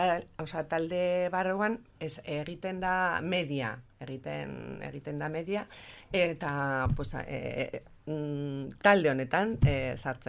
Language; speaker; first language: Basque; non-native, local second language; Spanish